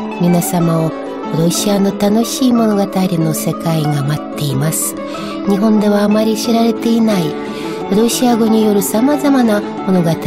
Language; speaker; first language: Japanese; non-native, fluent; Russian